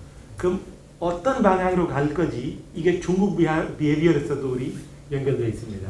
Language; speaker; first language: Korean; non-native, learner; Hindi